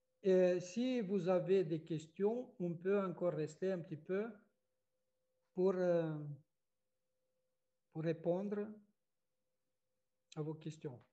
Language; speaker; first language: French; non-native, fluent; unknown